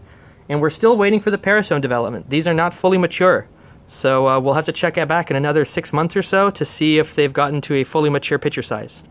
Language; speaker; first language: English; native; English